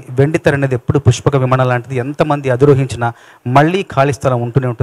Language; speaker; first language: Telugu; native; Telugu